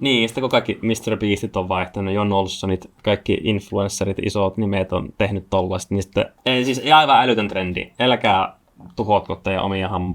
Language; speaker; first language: Finnish; native; Finnish